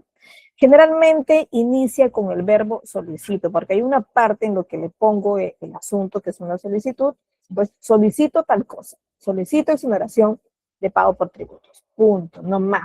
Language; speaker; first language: Spanish; native; Spanish